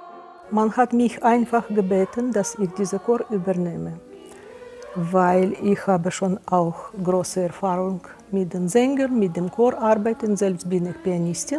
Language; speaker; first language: German; non-native, fluent; Russian